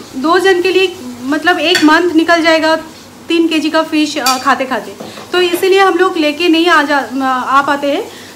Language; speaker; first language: Hindi; non-native, local second language; Bangla